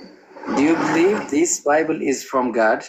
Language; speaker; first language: English; non-native, fluent; Amharic